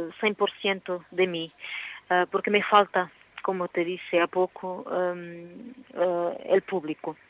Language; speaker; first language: Spanish; non-native, learner; Portuguese